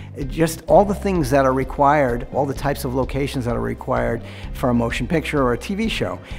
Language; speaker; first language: English; native; English